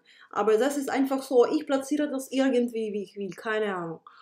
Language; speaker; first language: German; non-native, fluent; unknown